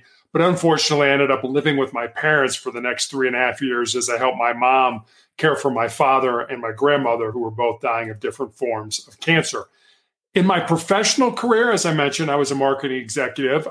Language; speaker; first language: English; native; English